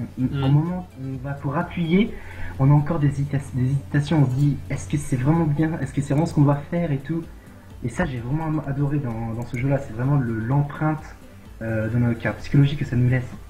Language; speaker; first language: French; native; French